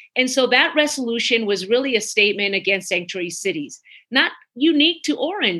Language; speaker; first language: English; early bilingual, other home language; Spanish